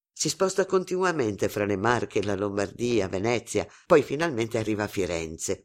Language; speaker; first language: Italian; non-native, fluent; Arabic